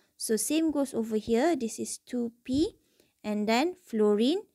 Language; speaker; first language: English; non-native, local second language; Malay